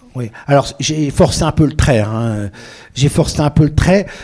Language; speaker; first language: French; native; French